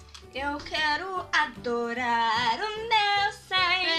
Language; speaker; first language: Portuguese; early bilingual, heritage; Portuguese